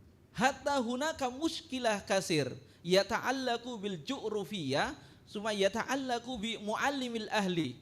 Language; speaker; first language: Arabic; non-native, fluent; Indonesian